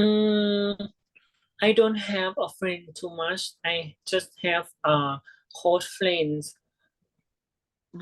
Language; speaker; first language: English; non-native, learner; Thai